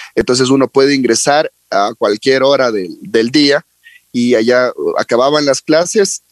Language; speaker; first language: Spanish; native; Spanish